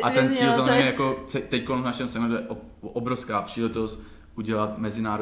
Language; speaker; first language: Czech; native; Czech